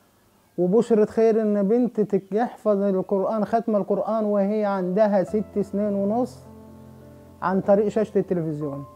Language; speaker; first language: Arabic; native; Arabic